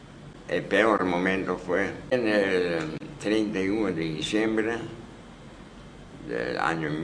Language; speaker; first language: Spanish; non-native, fluent; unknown